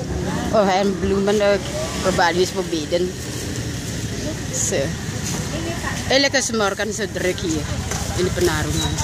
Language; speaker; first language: Dutch; non-native, learner; Indonesian